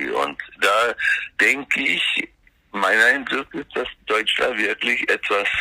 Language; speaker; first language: German; non-native, fluent; Swedish